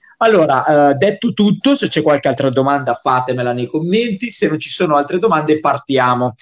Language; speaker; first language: Italian; native; Italian